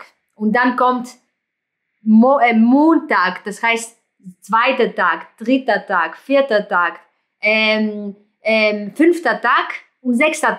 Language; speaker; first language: German; non-native, fluent; Greek